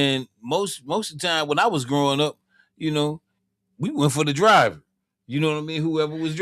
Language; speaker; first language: English; native; English